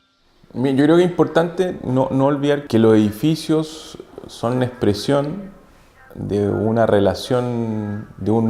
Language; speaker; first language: Spanish; native; Spanish